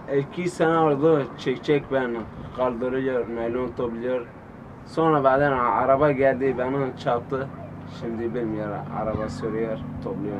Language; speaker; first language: Turkish; non-native, learner; Arabic